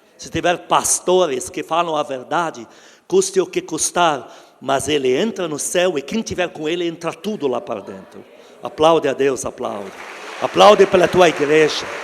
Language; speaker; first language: Portuguese; non-native, fluent; Arabic